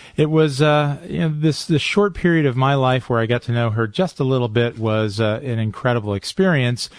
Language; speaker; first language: English; native; English